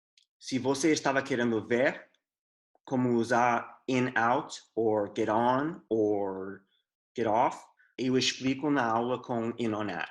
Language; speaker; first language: Portuguese; non-native, fluent; English